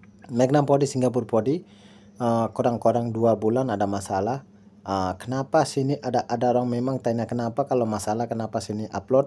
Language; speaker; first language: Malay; non-native, learner; Bangla